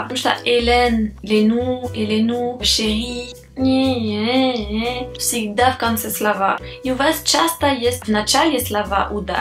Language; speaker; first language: Russian; non-native, fluent; French